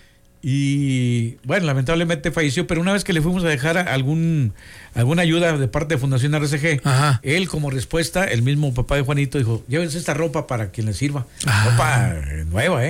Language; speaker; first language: Spanish; native; Spanish